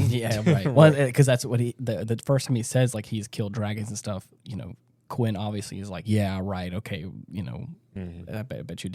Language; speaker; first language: English; native; English